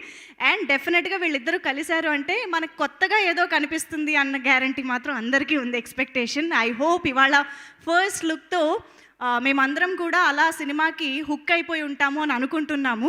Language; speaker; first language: Telugu; native; Telugu